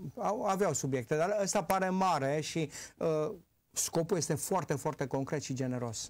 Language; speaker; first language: Romanian; native; Romanian